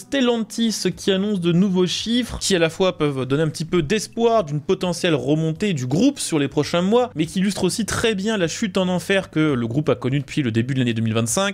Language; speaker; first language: French; native; French